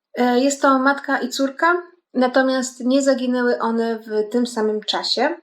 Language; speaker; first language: Polish; native; Polish